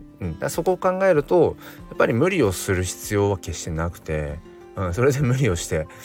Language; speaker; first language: Japanese; native; Japanese